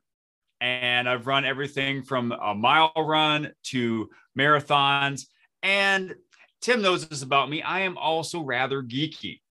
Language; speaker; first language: English; native; English